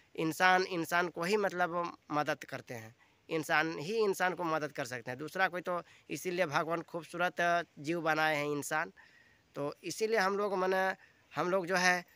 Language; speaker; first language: Hindi; native; Hindi